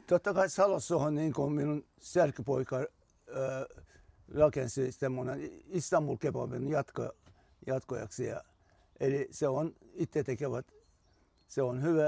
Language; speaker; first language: Finnish; non-native, fluent; Turkish